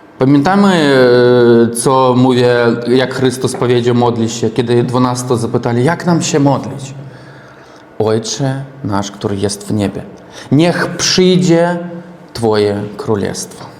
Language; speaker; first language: Polish; non-native, learner; Russian